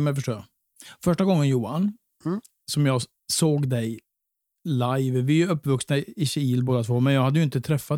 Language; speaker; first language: Swedish; native; Swedish